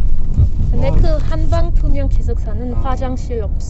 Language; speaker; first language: Korean; non-native, learner; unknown